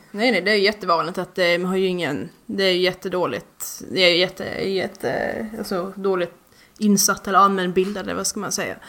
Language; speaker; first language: Swedish; native; Swedish